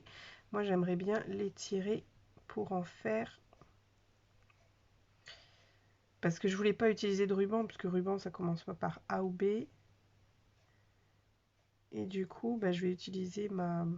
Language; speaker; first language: French; native; French